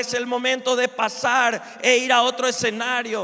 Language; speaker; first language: Spanish; native; Spanish